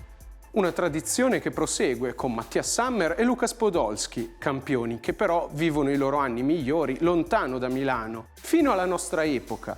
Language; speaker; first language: Italian; native; Italian